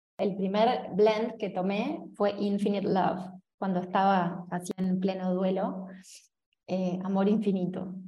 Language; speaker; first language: Spanish; native; Spanish